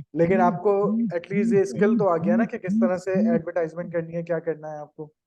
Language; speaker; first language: Urdu; native; Urdu